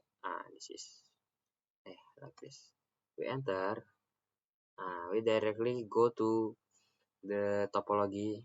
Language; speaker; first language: English; non-native, learner; Indonesian